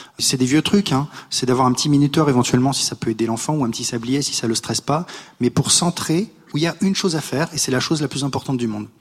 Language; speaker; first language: French; native; French